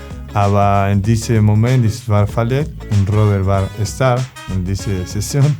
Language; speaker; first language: German; non-native, learner; Spanish